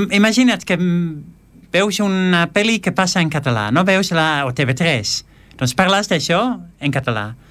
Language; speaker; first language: Catalan; non-native, fluent; Dutch